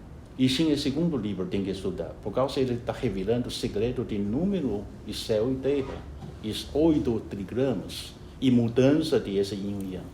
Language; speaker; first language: Portuguese; non-native, fluent; Chinese